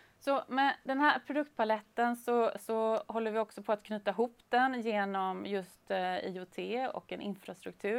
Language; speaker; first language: Swedish; native; Swedish